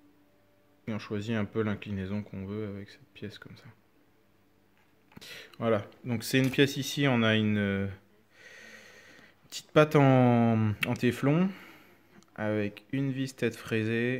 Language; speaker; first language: French; native; French